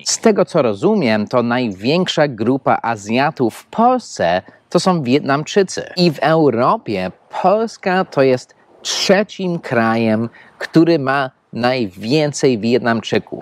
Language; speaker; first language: Polish; non-native, fluent; English